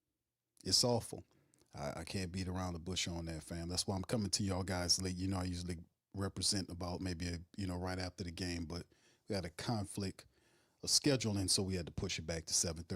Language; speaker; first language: English; native; English